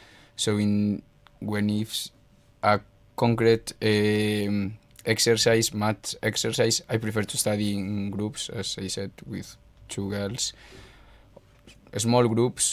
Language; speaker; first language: English; non-native, fluent; Spanish